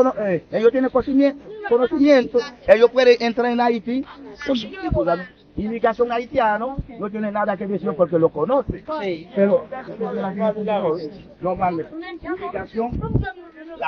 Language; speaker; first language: Spanish; non-native, learner; Haitian Creole